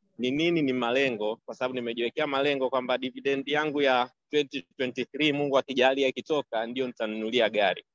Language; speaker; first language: Swahili; native; Swahili